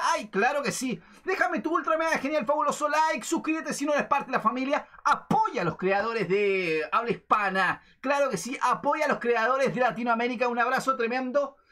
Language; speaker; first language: Spanish; native; Spanish